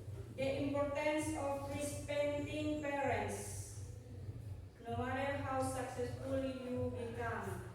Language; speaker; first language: English; non-native, local second language; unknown